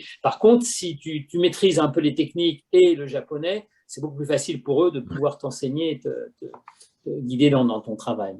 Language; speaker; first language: French; native; French